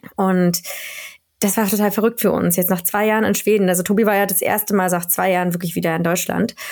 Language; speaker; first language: German; native; German